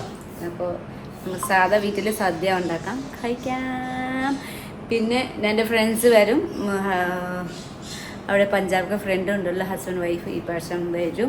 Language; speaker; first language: Malayalam; non-native, learner; Nepali